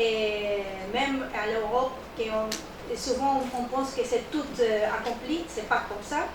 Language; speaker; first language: French; non-native, learner; Spanish